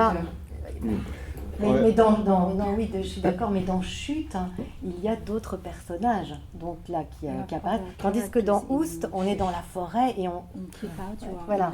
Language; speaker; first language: French; native; French